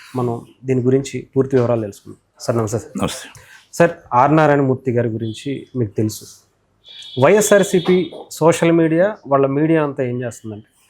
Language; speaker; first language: Telugu; native; Telugu